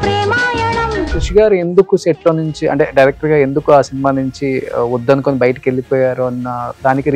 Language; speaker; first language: Telugu; native; Telugu